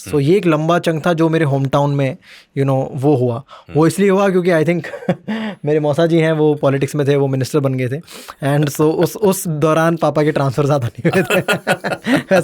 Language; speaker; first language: Hindi; native; Hindi